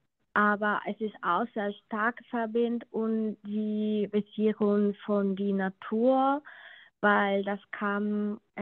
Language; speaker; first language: German; non-native, learner; Spanish